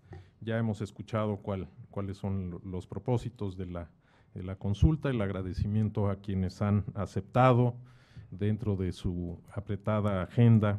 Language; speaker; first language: Spanish; native; Spanish